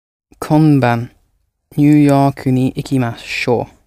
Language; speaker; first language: Japanese; non-native, learner; English